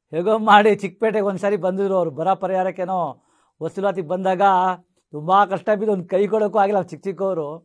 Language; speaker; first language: Kannada; non-native, local second language; Marathi